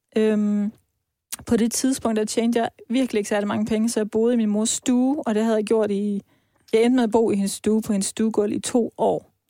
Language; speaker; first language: Danish; early bilingual, other home language; Persian